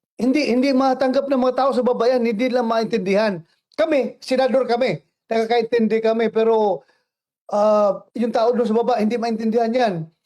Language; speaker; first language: Filipino; non-native, local second language; Cebuano